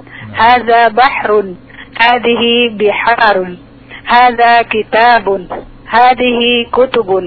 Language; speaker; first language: Arabic; non-native, learner; Indonesian